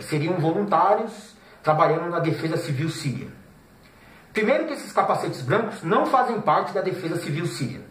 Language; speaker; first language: Portuguese; native; Portuguese